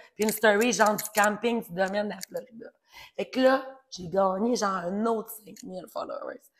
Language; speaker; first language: French; native; French